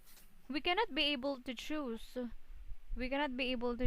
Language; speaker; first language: English; non-native, local second language; Filipino